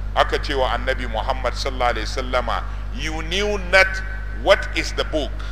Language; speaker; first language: English; non-native, local second language; Hausa